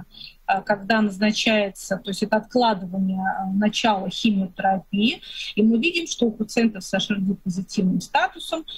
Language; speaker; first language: Russian; native; Russian